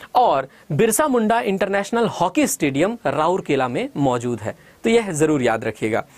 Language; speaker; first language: Hindi; native; Hindi